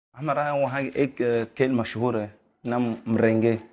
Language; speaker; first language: Urdu; non-native, learner; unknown